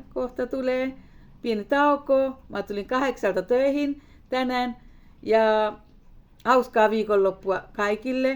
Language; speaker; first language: Finnish; non-native, learner; Hindi